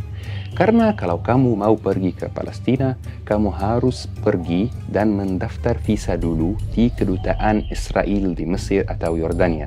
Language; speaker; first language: Indonesian; non-native, fluent; Arabic